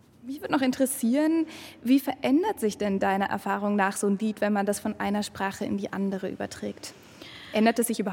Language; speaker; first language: German; native; German